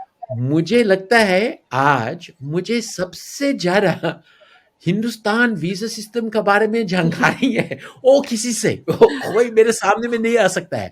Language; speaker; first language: Hindi; non-native, fluent; English